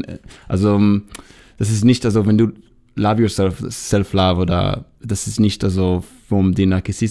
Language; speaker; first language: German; non-native, learner; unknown